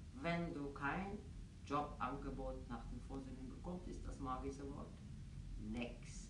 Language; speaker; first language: German; non-native, fluent; Afrikaans